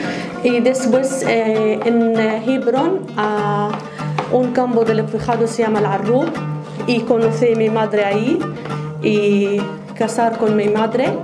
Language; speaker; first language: Spanish; non-native, learner; Arabic